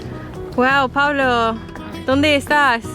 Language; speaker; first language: Spanish; non-native, learner; English